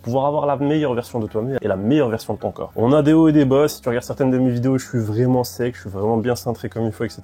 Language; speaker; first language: French; native; French